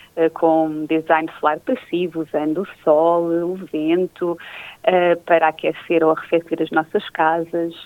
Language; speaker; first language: Portuguese; native; Portuguese